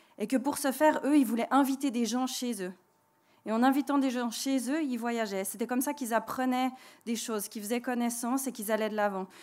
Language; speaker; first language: French; native; French